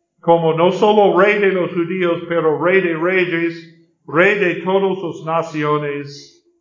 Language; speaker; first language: Spanish; non-native, learner; English